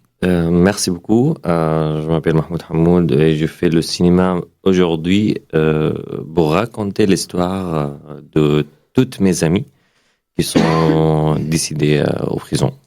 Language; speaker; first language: French; non-native, learner; Arabic